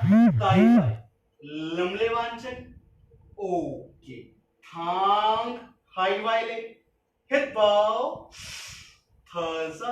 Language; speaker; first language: Vietnamese; non-native, learner; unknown